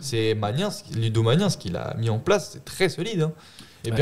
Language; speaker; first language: French; native; French